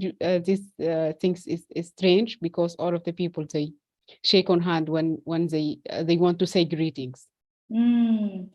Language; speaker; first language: English; non-native, fluent; Arabic